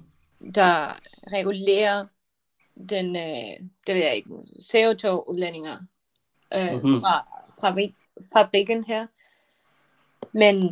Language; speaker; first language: Danish; non-native, learner; Spanish